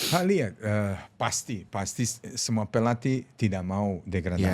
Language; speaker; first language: Indonesian; non-native, fluent; Serbian